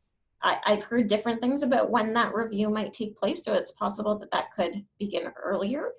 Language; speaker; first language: English; native; English